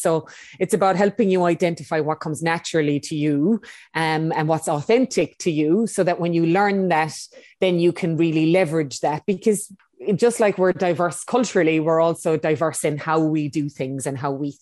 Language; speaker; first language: English; native; English